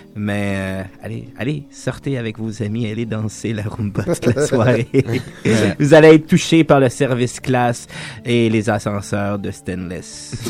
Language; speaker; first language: French; native; French